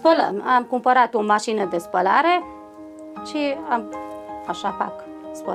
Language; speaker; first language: Romanian; non-native, local second language; Hungarian